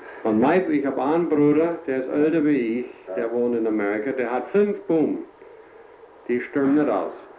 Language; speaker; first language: German; early bilingual, heritage; German